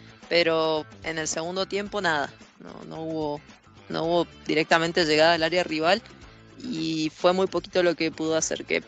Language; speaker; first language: Spanish; native; Spanish